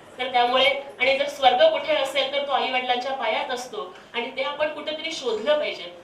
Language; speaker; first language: Marathi; non-native, local second language; Telugu